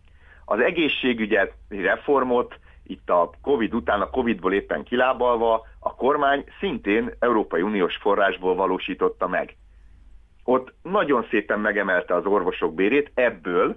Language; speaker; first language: Hungarian; native; Hungarian